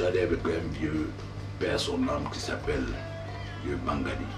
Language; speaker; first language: French; non-native, local second language; Mandingo